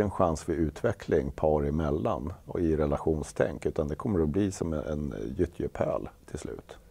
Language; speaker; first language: Swedish; native; Swedish